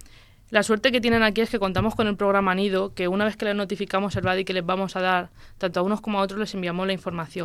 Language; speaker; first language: Spanish; native; Spanish